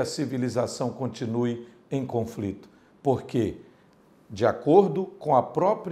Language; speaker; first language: Portuguese; native; Portuguese